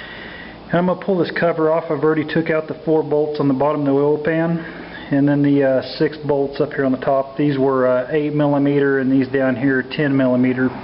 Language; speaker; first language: English; native; English